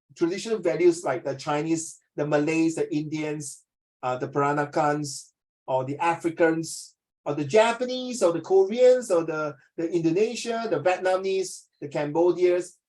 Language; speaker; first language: English; non-native, local second language; Chinese